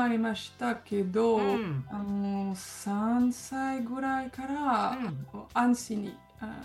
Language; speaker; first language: Japanese; non-native, learner; French